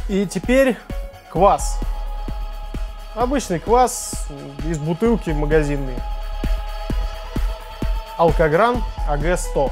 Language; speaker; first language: Russian; native; Russian